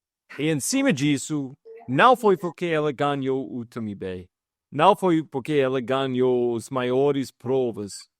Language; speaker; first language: Portuguese; non-native, fluent; English